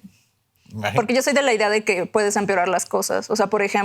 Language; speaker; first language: Spanish; native; Spanish